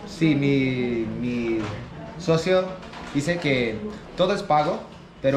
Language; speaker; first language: Spanish; non-native, learner; Portuguese